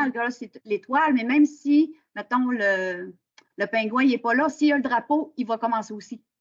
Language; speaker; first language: French; native; French